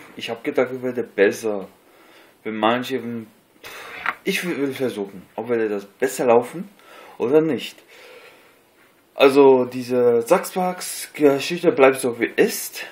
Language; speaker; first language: German; non-native, learner; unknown